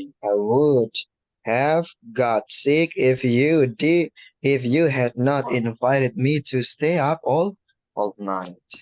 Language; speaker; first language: English; non-native, fluent; Indonesian